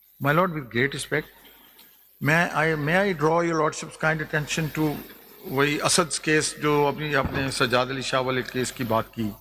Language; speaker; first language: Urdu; non-native, local second language; Punjabi